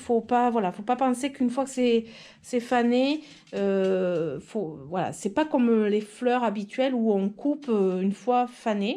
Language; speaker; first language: French; native; French